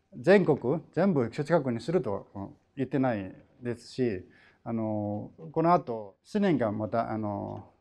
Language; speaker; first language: Japanese; non-native, fluent; Chinese